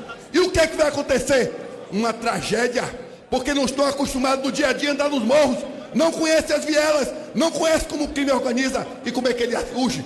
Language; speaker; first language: Portuguese; native; Portuguese